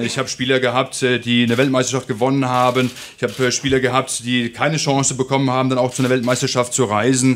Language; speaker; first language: German; native; German